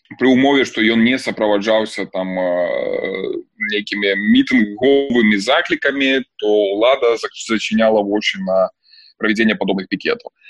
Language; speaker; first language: Belarusian; non-native, local second language; Russian